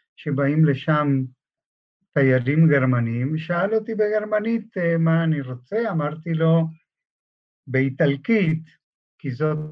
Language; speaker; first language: Hebrew; non-native, fluent; Spanish